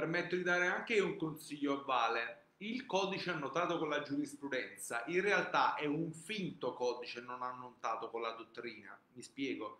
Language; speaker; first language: Italian; native; Italian